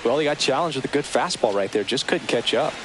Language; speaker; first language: English; native; English